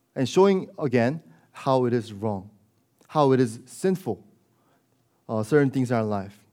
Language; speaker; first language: English; early bilingual, other home language; Korean